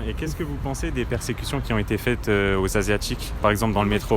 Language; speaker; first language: French; native; French